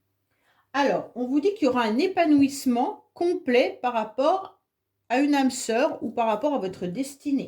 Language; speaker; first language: French; native; French